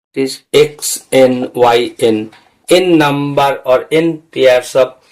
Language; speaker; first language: English; non-native, local second language; Bangla